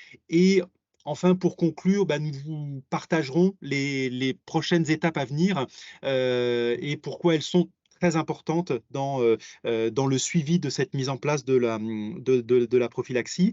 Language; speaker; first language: French; native; French